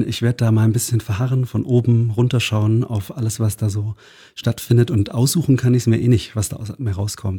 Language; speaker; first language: German; native; German